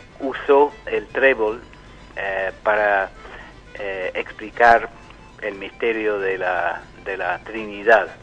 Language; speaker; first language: Spanish; non-native, fluent; English